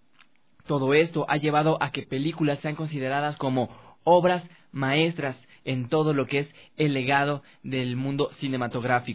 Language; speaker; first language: Spanish; native; Spanish